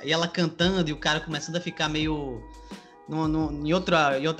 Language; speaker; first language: Portuguese; native; Portuguese